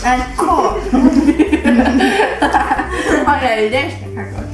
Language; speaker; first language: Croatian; early bilingual, heritage; English